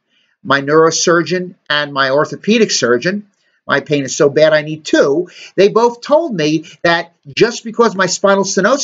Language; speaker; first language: English; native; English